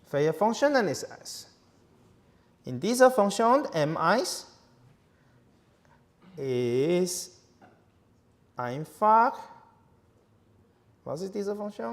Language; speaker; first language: German; non-native, learner; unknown